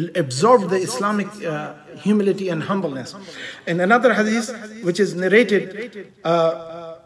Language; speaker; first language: English; non-native, local second language; Urdu